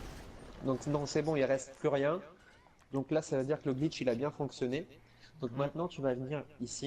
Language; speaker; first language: French; native; French